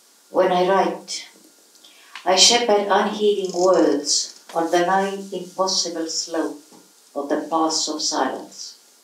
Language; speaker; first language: English; non-native, fluent; Estonian